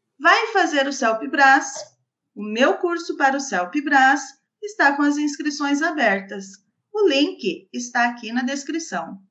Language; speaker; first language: Portuguese; native; Portuguese